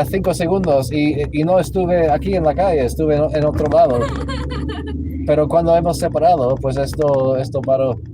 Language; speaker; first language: Spanish; non-native, local second language; English